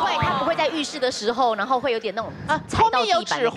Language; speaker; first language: Chinese; native; Chinese